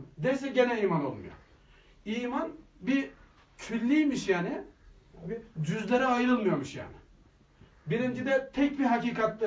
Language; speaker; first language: Turkish; native; Turkish